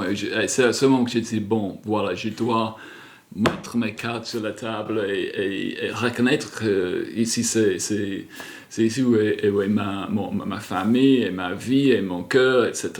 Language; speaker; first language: French; non-native, fluent; English